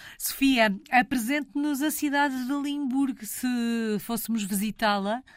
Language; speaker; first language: Portuguese; native; Portuguese